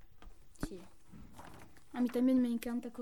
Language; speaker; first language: Spanish; non-native, learner; French